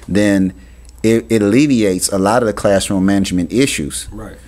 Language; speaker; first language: English; native; English